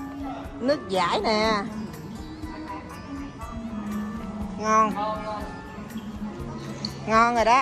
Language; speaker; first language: Vietnamese; native; Vietnamese